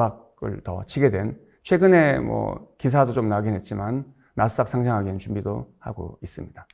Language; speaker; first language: Korean; native; Korean